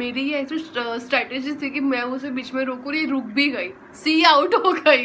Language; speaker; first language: Hindi; non-native, local second language; Gujarati